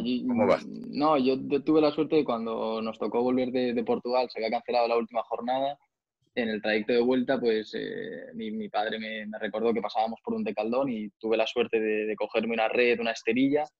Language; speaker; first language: Spanish; native; Spanish